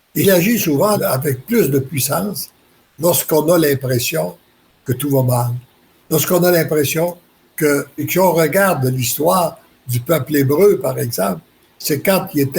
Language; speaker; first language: French; native; French